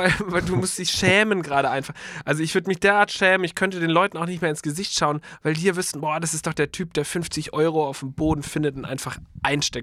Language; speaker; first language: German; native; German